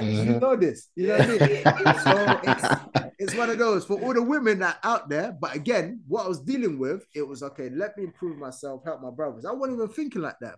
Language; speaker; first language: English; non-native, fluent; Arabic